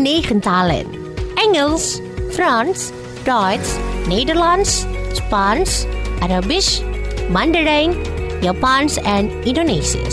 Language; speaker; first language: Dutch; non-native, learner; Indonesian